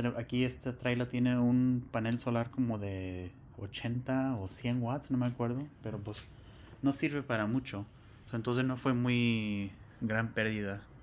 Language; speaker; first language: Spanish; early bilingual, heritage; Spanish